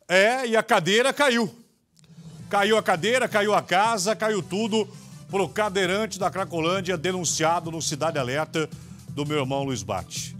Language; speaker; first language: Portuguese; native; Portuguese